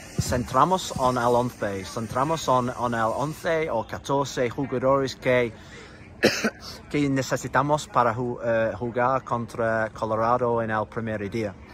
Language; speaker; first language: Spanish; non-native, learner; English